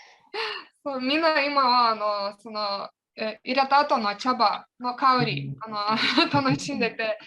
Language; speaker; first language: Japanese; non-native, fluent; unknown